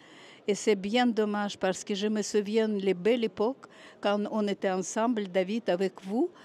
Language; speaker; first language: French; non-native, fluent; Russian